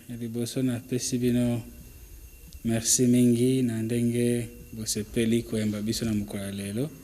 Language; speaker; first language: Lingala; non-native, local second language; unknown